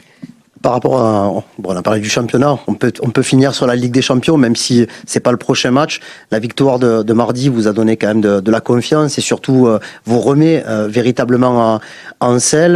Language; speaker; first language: French; native; French